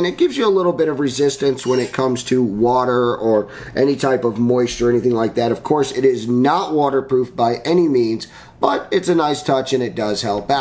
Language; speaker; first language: English; native; English